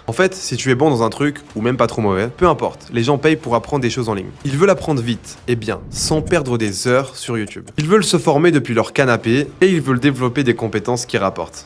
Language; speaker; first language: French; native; French